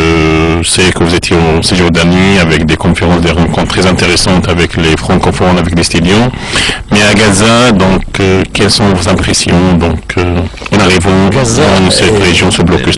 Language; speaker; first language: French; non-native, fluent; Arabic